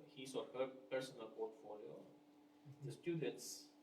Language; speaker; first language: English; non-native, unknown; Romanian